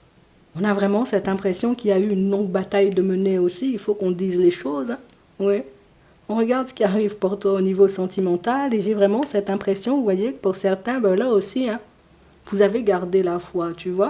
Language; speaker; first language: French; native; French